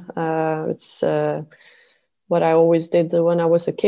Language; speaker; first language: English; non-native, fluent; Norwegian